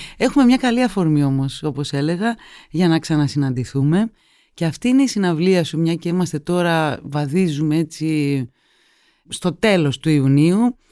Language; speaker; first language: Greek; native; Greek